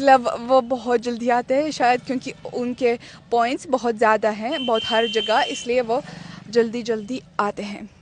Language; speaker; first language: Hindi; non-native, fluent; Russian